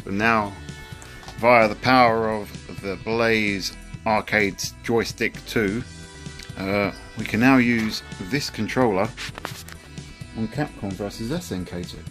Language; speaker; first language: English; native; English